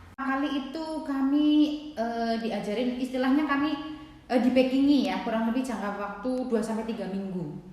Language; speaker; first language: Indonesian; native; Indonesian